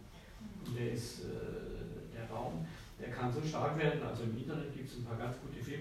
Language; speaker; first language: German; native; German